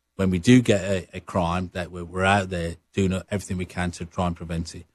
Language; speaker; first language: English; native; English